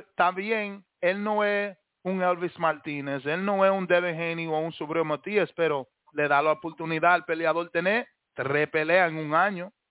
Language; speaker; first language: Spanish; early bilingual, heritage; Spanish